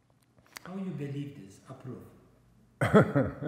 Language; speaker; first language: English; non-native, learner; Korean